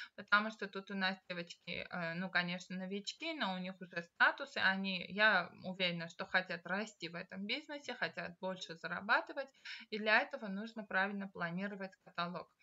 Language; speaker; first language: Russian; non-native, local second language; Armenian